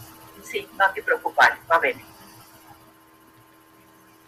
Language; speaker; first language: Italian; non-native, fluent; Spanish